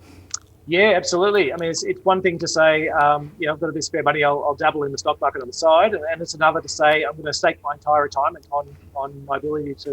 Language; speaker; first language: English; native; English